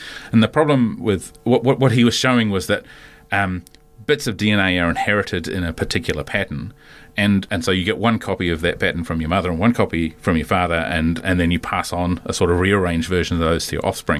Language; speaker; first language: English; native; English